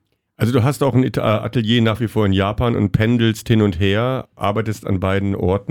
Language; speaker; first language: German; native; German